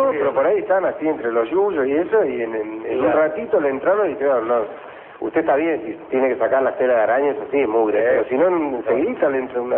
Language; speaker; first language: Spanish; native; Spanish